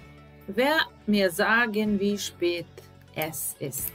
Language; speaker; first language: German; non-native, fluent; Serbian